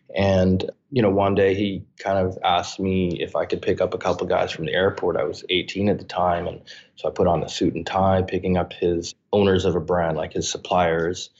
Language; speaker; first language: English; native; English